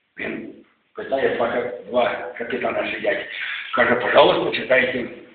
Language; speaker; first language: Russian; non-native, local second language; Ukrainian